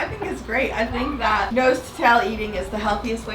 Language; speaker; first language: English; native; English